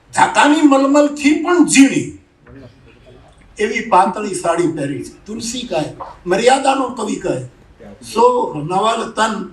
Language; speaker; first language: Gujarati; native; Gujarati